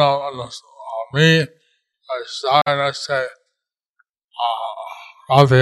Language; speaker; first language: Spanish; non-native, learner; English